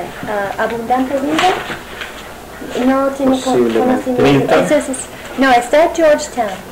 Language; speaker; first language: Spanish; non-native, fluent; English